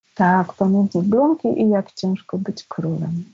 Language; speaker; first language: Polish; native; Polish